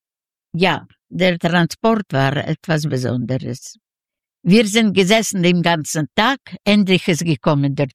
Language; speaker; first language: German; non-native, fluent; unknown